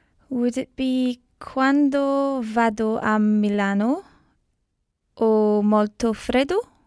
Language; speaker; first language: Italian; non-native, learner; English